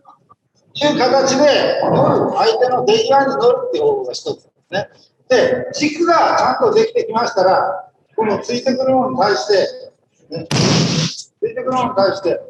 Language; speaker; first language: Japanese; native; Japanese